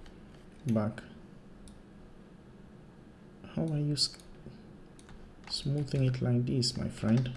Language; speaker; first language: English; non-native, fluent; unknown